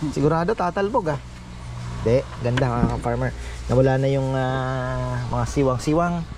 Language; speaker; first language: Filipino; non-native, local second language; Pampanga